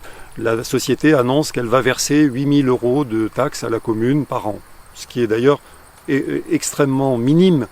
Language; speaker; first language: French; native; French